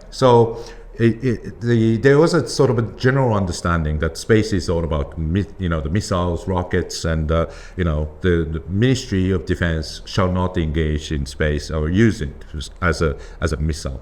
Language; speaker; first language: English; non-native, fluent; Japanese